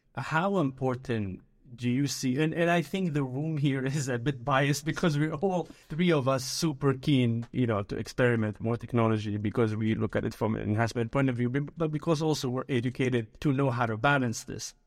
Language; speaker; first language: English; early bilingual, other home language; Arabic